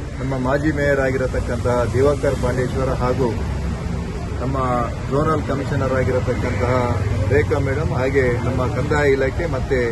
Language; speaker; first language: Kannada; native; Kannada